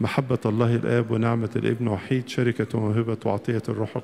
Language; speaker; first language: Arabic; native; Arabic